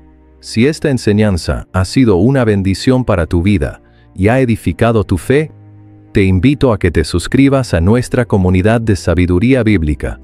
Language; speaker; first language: Spanish; native; Spanish